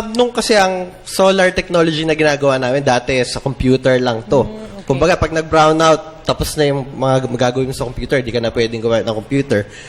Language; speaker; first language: Filipino; native; Filipino